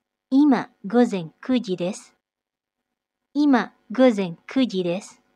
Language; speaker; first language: Japanese; non-native, fluent; Indonesian